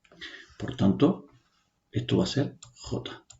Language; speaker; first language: Spanish; native; Spanish